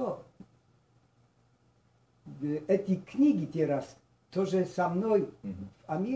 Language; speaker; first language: Russian; non-native, learner; Polish